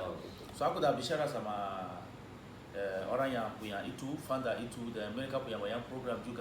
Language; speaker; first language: Indonesian; non-native, fluent; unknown